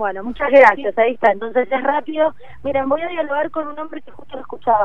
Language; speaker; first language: Spanish; native; Spanish